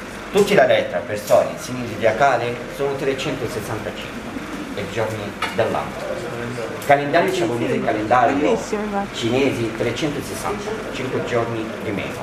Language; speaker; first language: Italian; non-native, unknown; Arabic